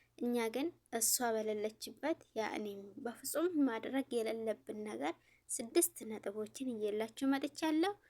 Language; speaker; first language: Amharic; native; Amharic